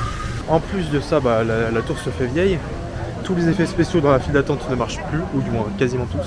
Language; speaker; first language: French; native; French